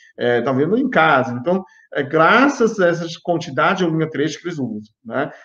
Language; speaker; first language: Portuguese; non-native, fluent; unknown